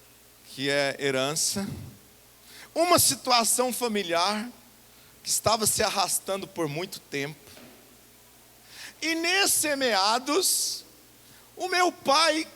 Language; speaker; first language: Portuguese; native; Portuguese